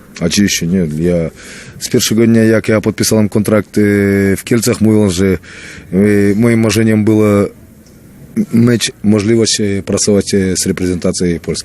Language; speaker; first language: Polish; non-native, fluent; Russian